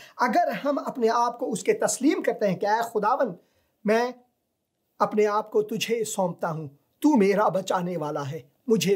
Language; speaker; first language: Hindi; non-native, fluent; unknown